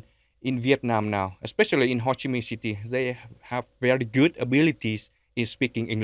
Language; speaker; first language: English; non-native, learner; Vietnamese